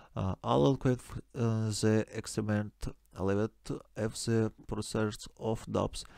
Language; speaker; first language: English; non-native, learner; Russian